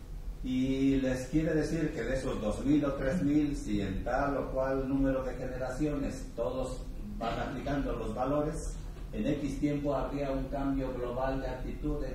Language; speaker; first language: Spanish; native; Spanish